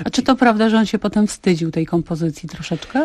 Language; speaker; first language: Polish; native; Polish